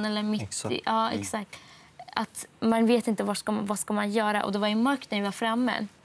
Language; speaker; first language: Swedish; non-native, fluent; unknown